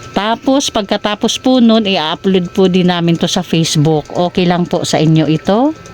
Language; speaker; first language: Filipino; non-native, local second language; Waray